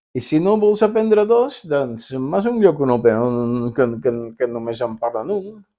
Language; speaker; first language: Catalan; non-native, fluent; Dutch